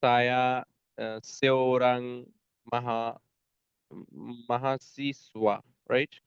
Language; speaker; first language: Indonesian; non-native, learner; Bangla